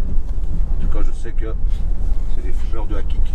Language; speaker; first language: French; native; French